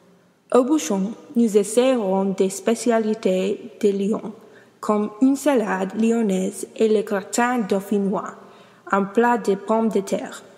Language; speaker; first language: French; non-native, learner; English